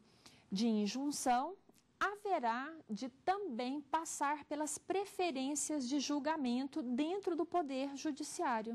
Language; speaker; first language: Portuguese; native; Portuguese